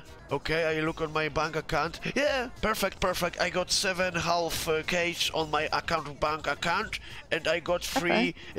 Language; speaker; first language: English; non-native, learner; Polish